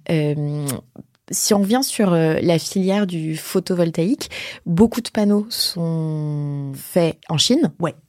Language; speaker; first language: French; native; French